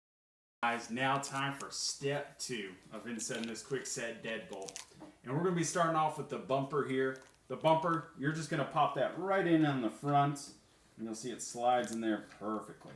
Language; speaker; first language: English; native; English